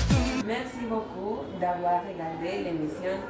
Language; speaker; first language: French; non-native, learner; Spanish